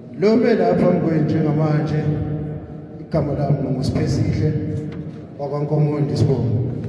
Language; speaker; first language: Zulu; native; Zulu